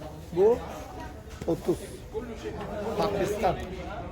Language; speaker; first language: Turkish; non-native, learner; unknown